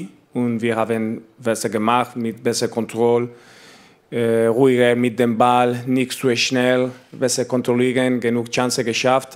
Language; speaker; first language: German; non-native, learner; Spanish